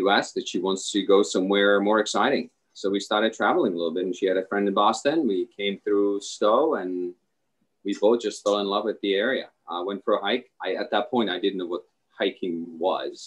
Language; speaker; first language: English; non-native, fluent; Czech